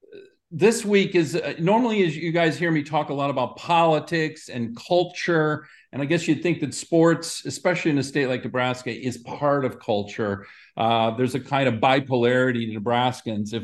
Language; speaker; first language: English; native; English